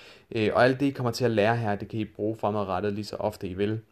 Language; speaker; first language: Danish; native; Danish